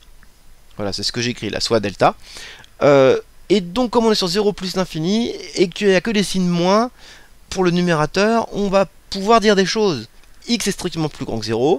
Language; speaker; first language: French; native; French